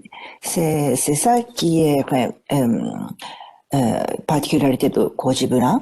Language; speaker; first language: French; non-native, fluent; Japanese